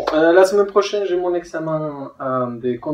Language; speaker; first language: French; non-native, fluent; Spanish